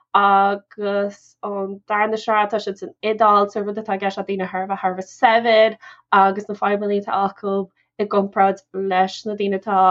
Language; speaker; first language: Irish; non-native, local second language; English